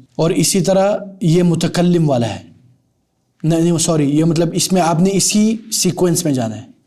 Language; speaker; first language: Urdu; native; Urdu